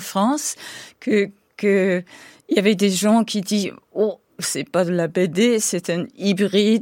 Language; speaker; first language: French; non-native, fluent; English